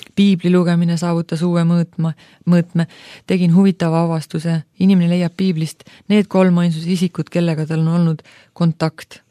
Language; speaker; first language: Estonian; native; Estonian